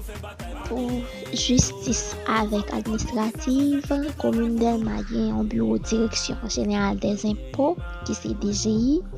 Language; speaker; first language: French; non-native, learner; Haitian Creole